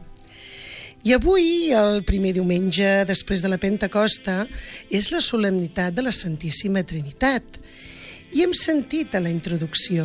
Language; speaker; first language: Catalan; native; Catalan